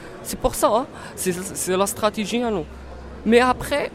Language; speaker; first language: French; non-native, learner; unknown